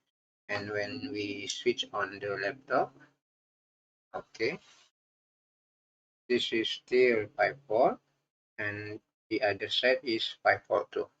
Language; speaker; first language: English; non-native, learner; Indonesian